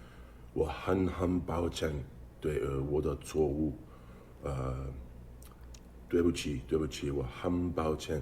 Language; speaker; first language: Chinese; non-native, learner; English